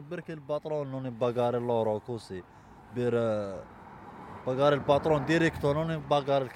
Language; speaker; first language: Italian; non-native, learner; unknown